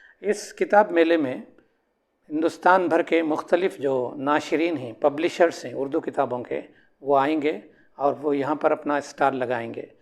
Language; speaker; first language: Urdu; native; Urdu